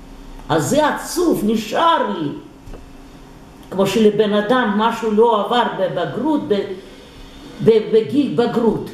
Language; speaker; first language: Hebrew; non-native, fluent; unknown